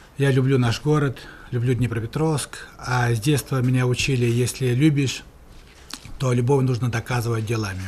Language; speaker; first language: Russian; native; Russian